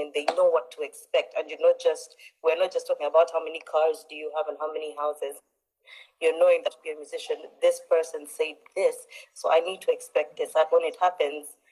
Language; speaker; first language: English; non-native, local second language; Ganda